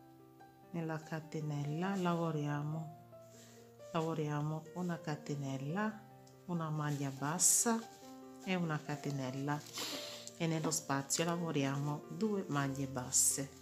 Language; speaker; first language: Italian; non-native, fluent; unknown